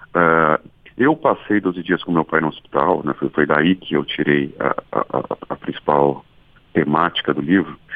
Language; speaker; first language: Portuguese; native; Portuguese